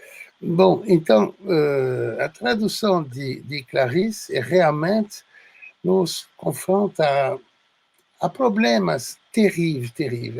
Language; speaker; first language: Portuguese; non-native, fluent; French